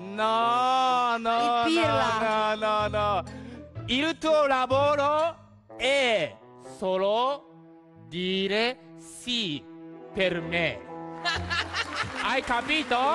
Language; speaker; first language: Italian; non-native, learner; Japanese